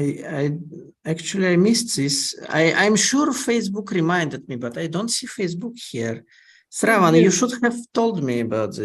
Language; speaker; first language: English; non-native, fluent; Russian